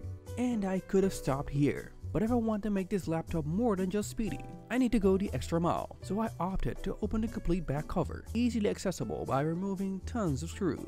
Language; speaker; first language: English; non-native, fluent; Dutch